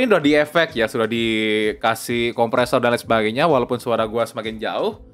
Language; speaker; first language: Indonesian; native; Indonesian